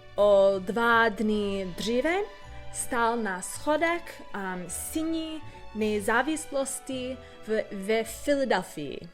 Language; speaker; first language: Czech; non-native, learner; English